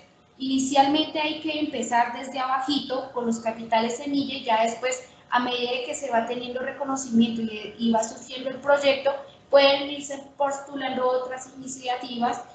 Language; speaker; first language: Spanish; native; Spanish